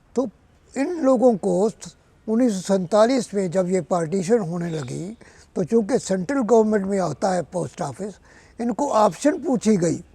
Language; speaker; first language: Urdu; non-native, local second language; Punjabi